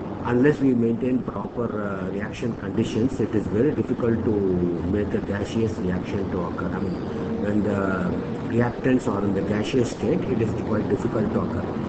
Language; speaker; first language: English; non-native, local second language; Tamil